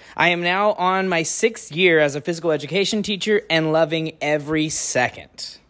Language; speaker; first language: English; native; English